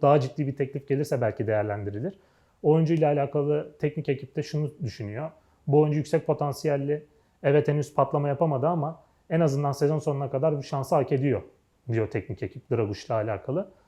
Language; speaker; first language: Turkish; native; Turkish